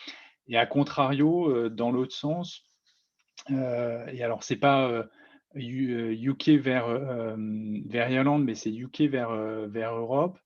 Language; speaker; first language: French; native; French